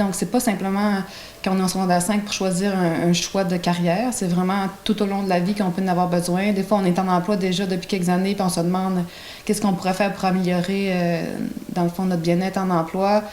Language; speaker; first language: French; native; French